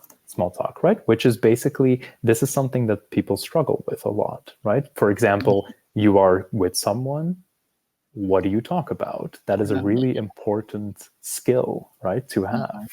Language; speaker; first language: English; non-native, fluent; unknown